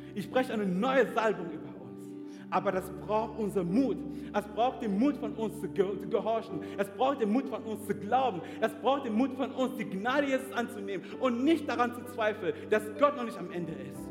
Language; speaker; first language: German; non-native, fluent; French